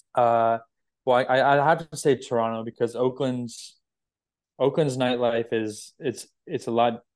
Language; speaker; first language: English; native; English